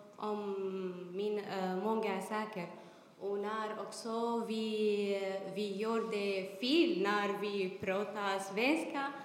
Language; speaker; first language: Swedish; non-native, learner; Arabic